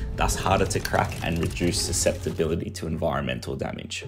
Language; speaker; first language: English; native; English